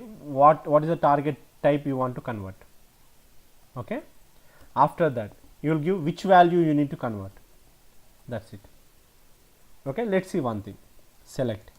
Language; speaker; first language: English; non-native, local second language; Telugu